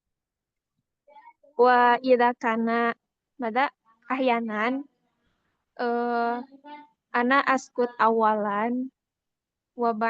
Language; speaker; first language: Arabic; non-native, learner; Indonesian